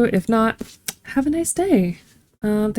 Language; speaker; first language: English; native; English